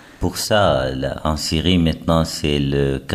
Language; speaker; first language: French; non-native, fluent; Arabic